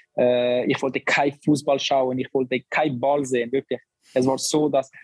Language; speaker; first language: German; non-native, learner; Albanian